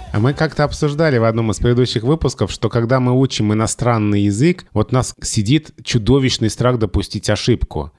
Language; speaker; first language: Russian; native; Russian